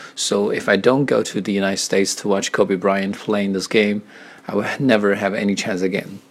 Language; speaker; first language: English; non-native, fluent; Chinese